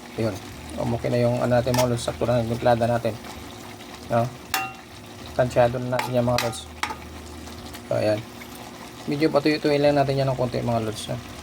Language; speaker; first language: Filipino; non-native, local second language; Cebuano